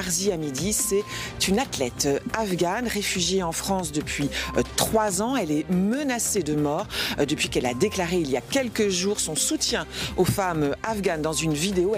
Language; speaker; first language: French; native; French